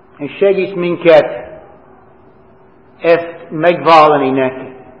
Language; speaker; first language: Hungarian; non-native, learner; English